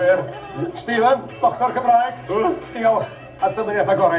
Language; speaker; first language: Welsh; native; Welsh